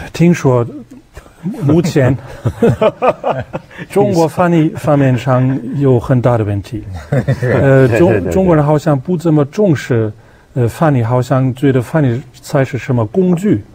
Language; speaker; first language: Chinese; non-native, fluent; German